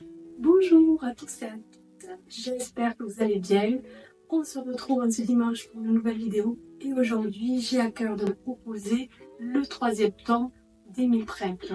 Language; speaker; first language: French; native; French